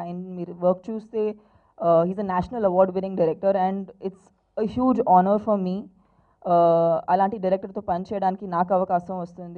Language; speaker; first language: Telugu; non-native, fluent; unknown